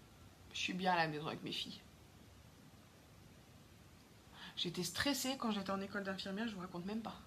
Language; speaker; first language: French; native; French